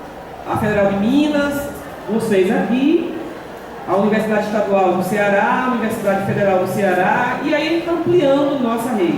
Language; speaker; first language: Portuguese; native; Portuguese